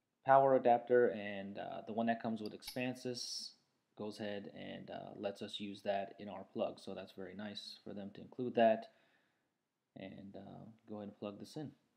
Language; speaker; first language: English; native; English